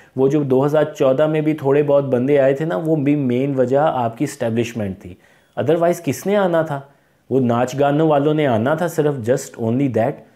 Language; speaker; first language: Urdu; non-native, local second language; Punjabi